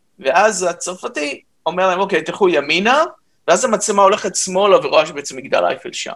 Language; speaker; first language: Hebrew; native; Hebrew